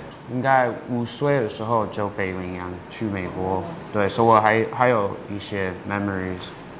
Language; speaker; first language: Chinese; early bilingual, heritage; English